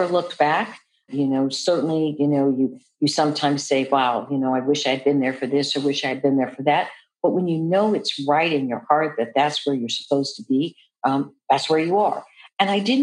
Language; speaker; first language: English; native; English